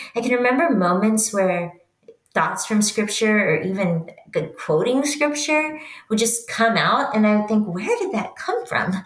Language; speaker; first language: English; native; English